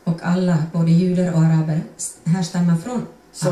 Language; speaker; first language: Swedish; non-native, fluent; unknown